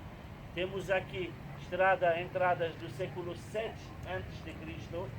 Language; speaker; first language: Portuguese; non-native, fluent; Turkish